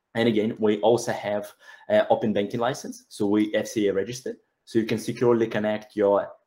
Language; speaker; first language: English; non-native, fluent; Russian